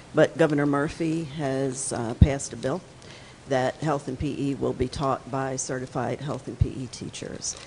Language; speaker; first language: English; native; English